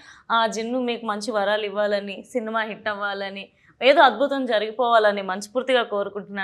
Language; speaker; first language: Telugu; native; Telugu